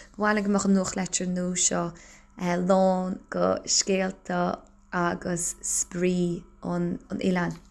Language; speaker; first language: Irish; native; Irish